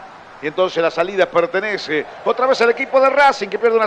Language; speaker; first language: Spanish; native; Spanish